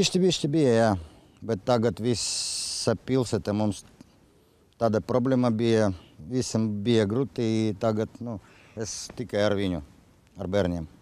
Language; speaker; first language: Latvian; non-native, local second language; Russian